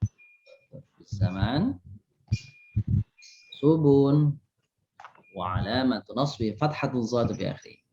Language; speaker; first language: Arabic; non-native, fluent; Indonesian